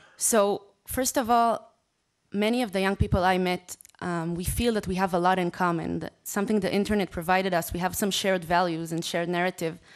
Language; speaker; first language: English; non-native, fluent; Hebrew